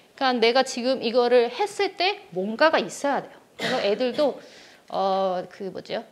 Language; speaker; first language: Korean; early bilingual, heritage; Korean